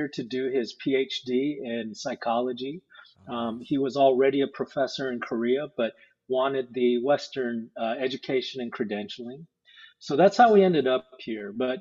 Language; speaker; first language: English; early bilingual, other home language; Korean